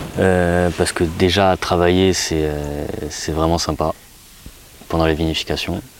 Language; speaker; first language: French; native; French